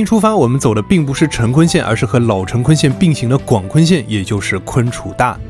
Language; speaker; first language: Chinese; native; Chinese